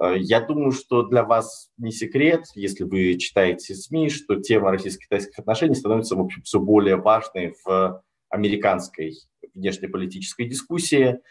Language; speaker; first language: Russian; native; Russian